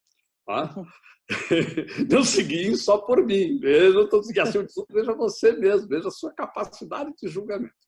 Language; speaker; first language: Portuguese; native; Portuguese